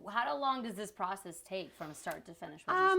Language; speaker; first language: English; native; English